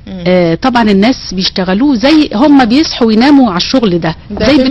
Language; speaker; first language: Arabic; native; Arabic